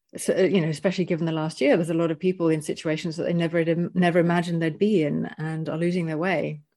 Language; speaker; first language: English; native; English